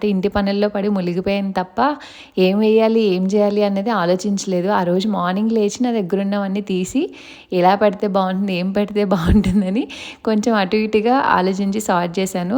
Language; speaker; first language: Telugu; native; Telugu